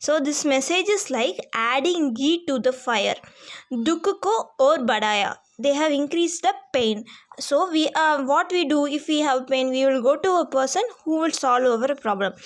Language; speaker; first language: English; non-native, local second language; Hindi